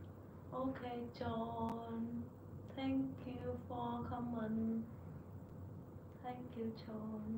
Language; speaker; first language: English; non-native, learner; Vietnamese